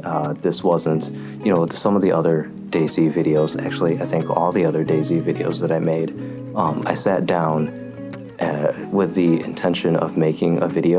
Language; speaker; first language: English; native; English